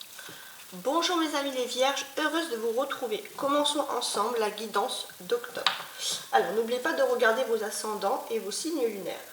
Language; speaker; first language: French; native; French